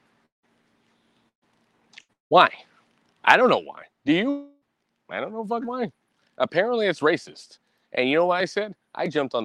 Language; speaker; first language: English; native; English